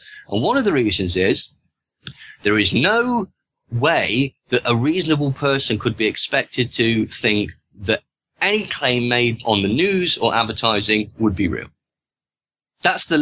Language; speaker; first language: English; native; English